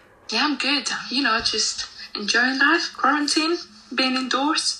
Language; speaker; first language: English; non-native, fluent; Spanish